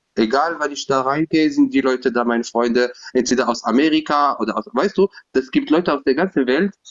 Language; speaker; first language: German; non-native, fluent; Berber languages